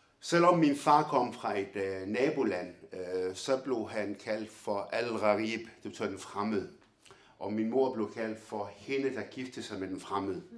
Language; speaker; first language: Danish; early bilingual, other home language; Arabic